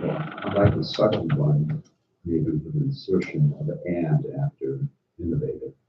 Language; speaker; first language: English; native; English